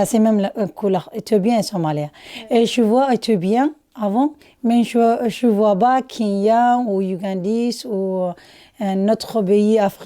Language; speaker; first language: French; non-native, learner; Somali